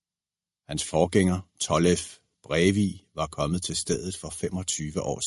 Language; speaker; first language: Danish; native; Danish